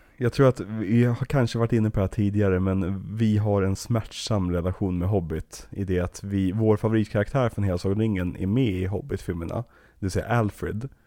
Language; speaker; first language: Swedish; native; Swedish